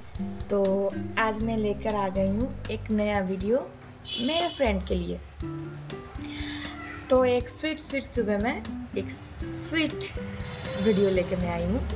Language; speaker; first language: Hindi; non-native, local second language; Bangla